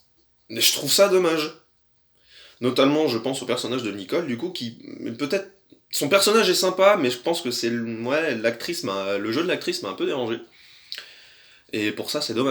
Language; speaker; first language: French; native; French